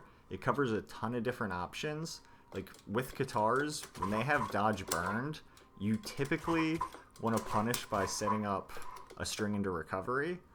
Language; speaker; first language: English; native; English